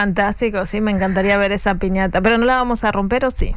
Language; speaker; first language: Spanish; native; Spanish